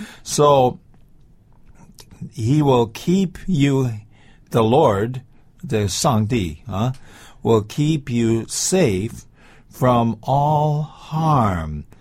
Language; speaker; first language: English; native; English